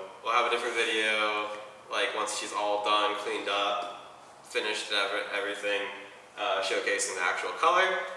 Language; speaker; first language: English; native; English